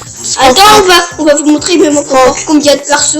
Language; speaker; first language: French; early bilingual, other home language; Romanian